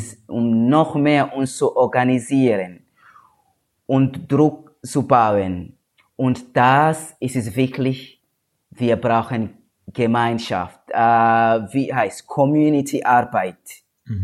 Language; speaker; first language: German; non-native, learner; Swahili